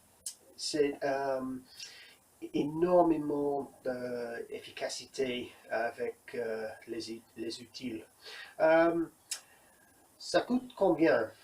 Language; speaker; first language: French; non-native, learner; English